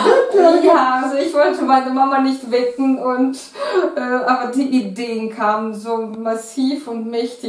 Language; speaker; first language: German; non-native, fluent; Russian